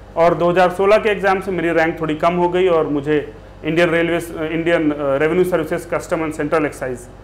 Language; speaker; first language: Hindi; native; Hindi